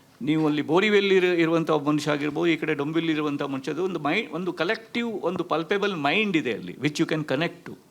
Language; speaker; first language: Kannada; non-native, local second language; Konkani